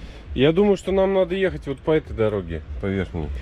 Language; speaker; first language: Russian; native; Russian